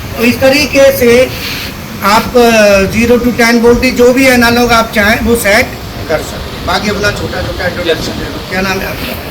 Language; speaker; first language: Hindi; native; Hindi